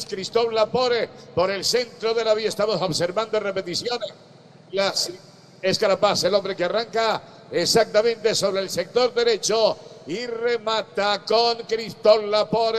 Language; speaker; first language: Spanish; native; Spanish